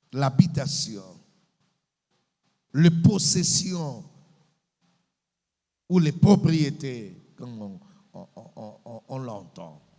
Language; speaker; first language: French; non-native, local second language; Lingala